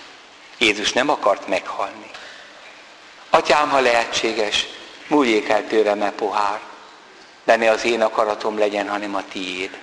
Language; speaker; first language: Hungarian; native; Hungarian